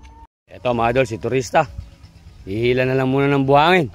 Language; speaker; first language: Filipino; native; Filipino